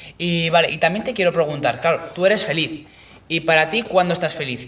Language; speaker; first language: Spanish; native; Spanish